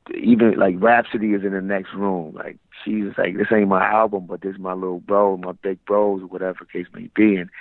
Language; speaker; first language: English; native; English